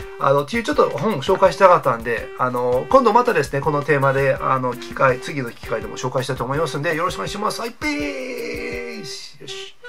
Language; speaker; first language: Japanese; non-native, fluent; English